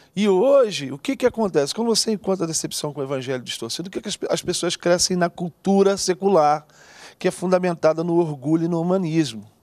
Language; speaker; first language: Portuguese; native; Portuguese